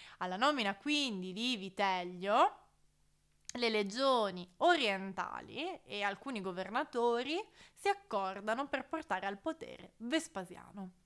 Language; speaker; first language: Italian; native; Italian